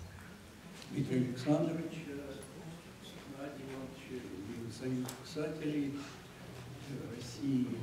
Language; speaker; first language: Russian; native; Russian